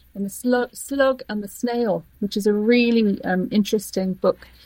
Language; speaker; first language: English; native; English